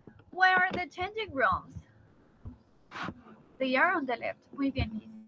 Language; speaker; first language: English; non-native, fluent; Spanish